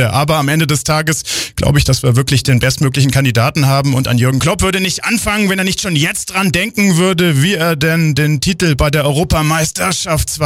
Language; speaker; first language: German; native; German